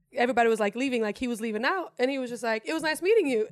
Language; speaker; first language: English; non-native, fluent; German